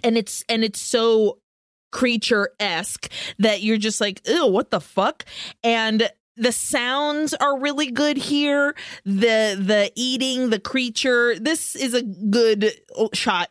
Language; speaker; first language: English; early bilingual, other home language; Spanish